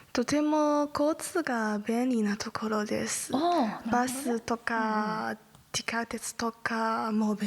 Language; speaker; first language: Japanese; non-native, learner; Chinese